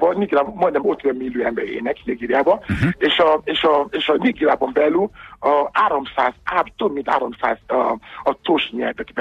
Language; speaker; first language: Hungarian; non-native, learner; Yoruba